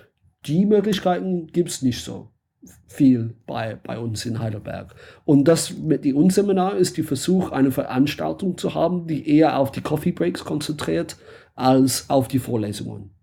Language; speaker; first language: German; non-native, fluent; English